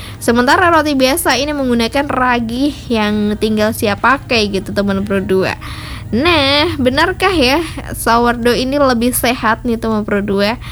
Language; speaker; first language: Indonesian; native; Indonesian